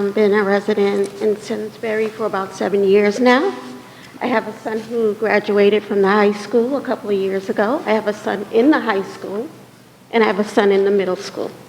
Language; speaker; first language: English; native; English